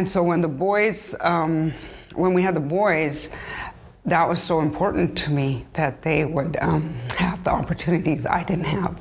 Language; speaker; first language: English; early bilingual, other home language; Spanish